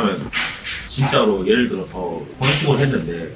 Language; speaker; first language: Korean; native; Korean